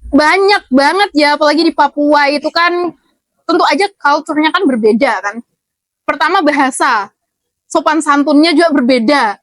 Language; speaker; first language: Indonesian; native; Indonesian